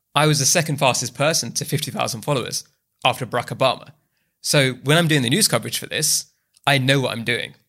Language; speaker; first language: English; native; English